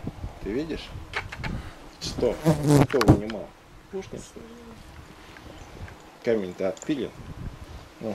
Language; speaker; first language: Russian; native; Russian